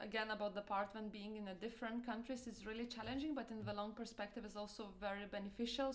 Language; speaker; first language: English; non-native, fluent; Lithuanian